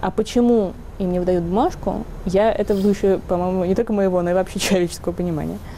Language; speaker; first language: Russian; native; Russian